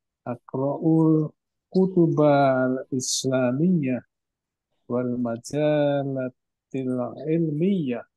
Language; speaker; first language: Arabic; non-native, learner; Indonesian